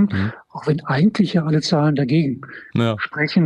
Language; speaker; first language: German; native; German